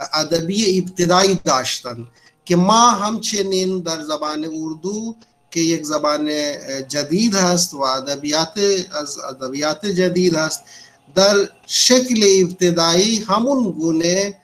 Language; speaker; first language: Persian; non-native, fluent; Urdu